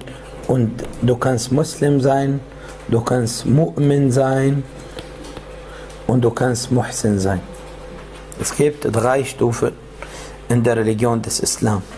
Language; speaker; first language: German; non-native, fluent; Arabic